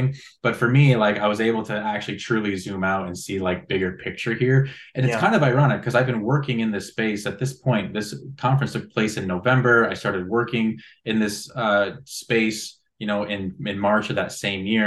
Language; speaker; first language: English; native; English